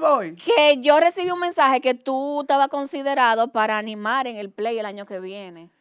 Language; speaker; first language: Spanish; native; Spanish